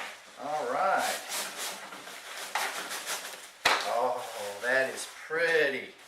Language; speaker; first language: English; native; English